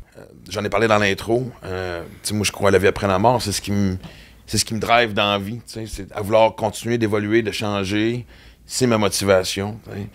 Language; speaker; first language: French; native; French